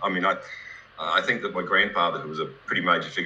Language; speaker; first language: English; native; English